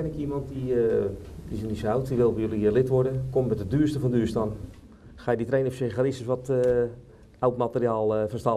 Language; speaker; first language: Dutch; native; Dutch